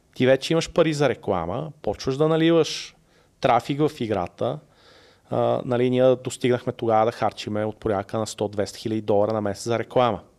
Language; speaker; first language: Bulgarian; native; Bulgarian